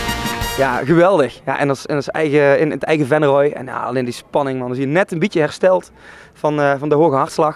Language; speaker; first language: Dutch; native; Dutch